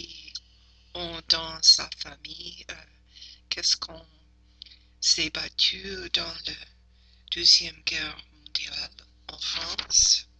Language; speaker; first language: French; non-native, learner; English